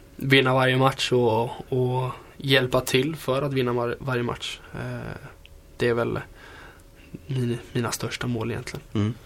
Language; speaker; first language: Swedish; native; Swedish